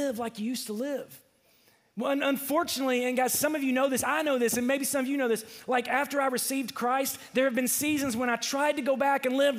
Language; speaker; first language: English; native; English